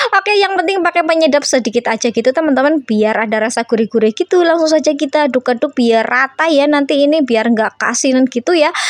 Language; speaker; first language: Indonesian; non-native, local second language; Javanese